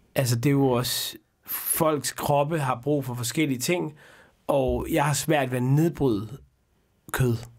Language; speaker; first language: Danish; early bilingual, other home language; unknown